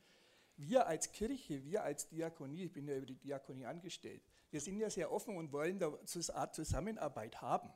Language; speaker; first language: German; native; German